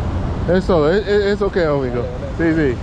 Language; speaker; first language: Spanish; non-native, learner; English